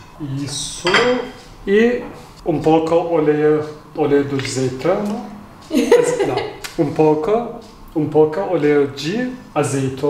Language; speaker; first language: Portuguese; non-native, learner; Turkish